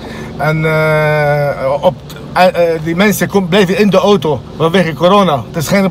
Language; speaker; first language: Dutch; non-native, learner; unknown